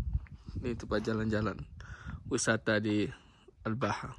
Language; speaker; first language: Indonesian; non-native, fluent; Arabic